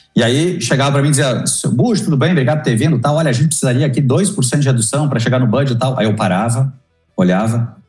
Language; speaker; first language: Portuguese; native; Portuguese